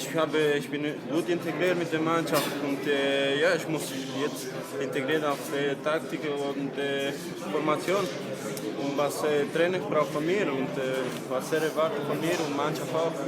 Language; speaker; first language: German; non-native, learner; Spanish